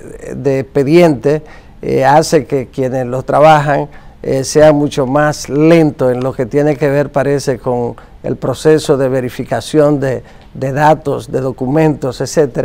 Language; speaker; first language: Spanish; native; Spanish